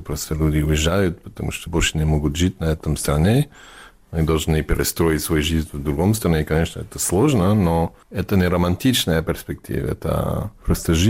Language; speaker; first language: Russian; non-native, learner; English